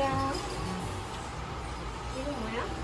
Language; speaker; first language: Korean; non-native, learner; English